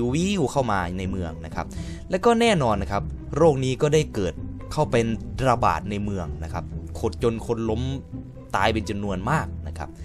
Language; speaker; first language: Thai; native; Thai